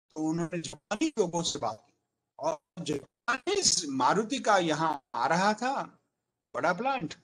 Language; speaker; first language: Hindi; non-native, local second language; Gujarati